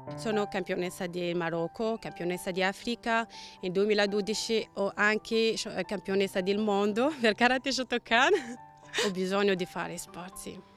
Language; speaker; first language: Italian; non-native, learner; Arabic